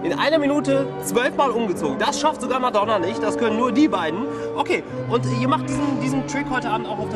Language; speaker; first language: German; native; German